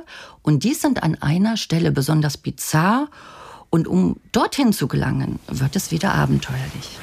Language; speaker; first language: German; native; German